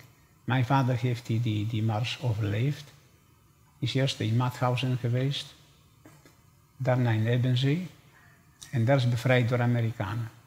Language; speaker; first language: Dutch; non-native, fluent; Polish